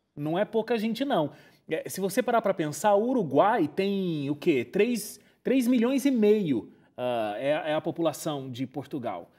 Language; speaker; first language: Portuguese; native; Portuguese